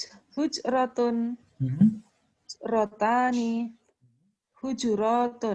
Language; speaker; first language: Arabic; non-native, learner; Indonesian